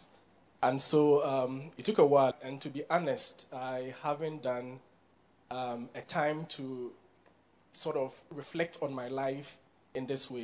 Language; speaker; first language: English; non-native, local second language; Akan